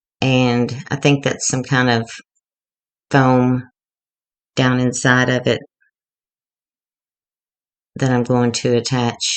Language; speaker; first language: English; native; English